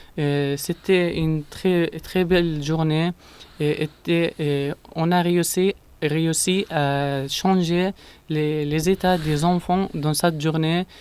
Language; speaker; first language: French; non-native, learner; Arabic